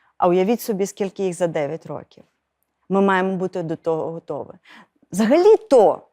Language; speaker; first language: Ukrainian; non-native, local second language; Russian